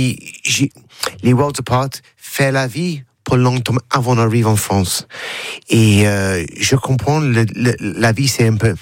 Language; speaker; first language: French; non-native, learner; English